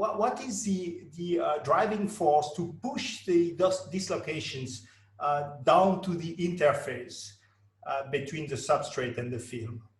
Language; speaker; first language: English; non-native, fluent; French